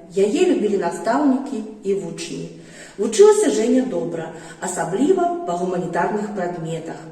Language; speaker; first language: Belarusian; native; Belarusian